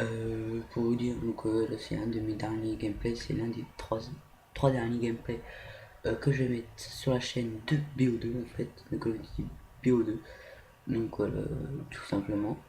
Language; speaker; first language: French; native; French